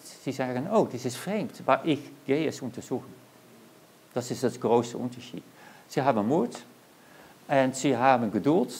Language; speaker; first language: German; non-native, learner; Dutch